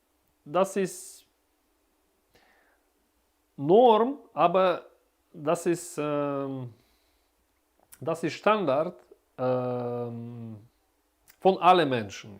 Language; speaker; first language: German; non-native, learner; Russian